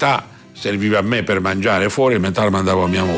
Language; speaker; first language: Italian; native; Italian